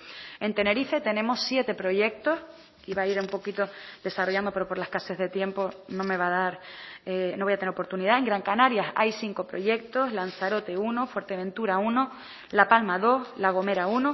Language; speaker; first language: Spanish; native; Spanish